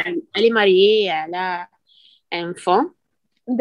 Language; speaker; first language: French; non-native, learner; Arabic